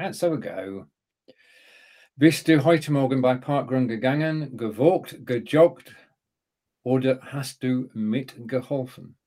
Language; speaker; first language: German; non-native, learner; English